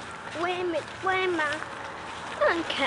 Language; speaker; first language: Polish; early bilingual, other home language; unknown